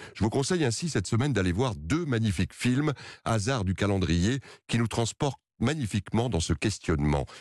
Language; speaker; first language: French; native; French